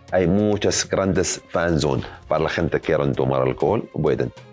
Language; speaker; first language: Spanish; non-native, learner; Arabic